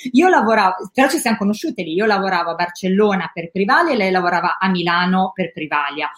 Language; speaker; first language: Italian; native; Italian